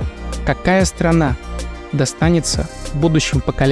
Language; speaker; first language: Russian; native; Russian